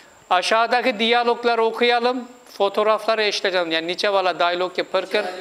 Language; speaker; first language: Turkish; non-native, fluent; Urdu